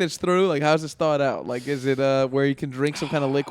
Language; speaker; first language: English; native; English